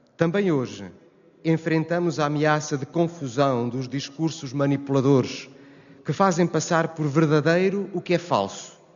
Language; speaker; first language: Portuguese; native; Portuguese